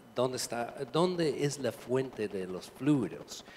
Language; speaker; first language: Spanish; non-native, learner; English